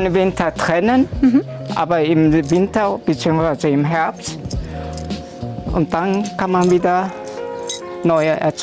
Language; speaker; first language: German; early bilingual, other home language; Turkish